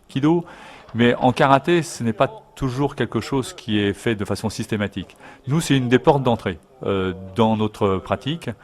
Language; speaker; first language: French; native; French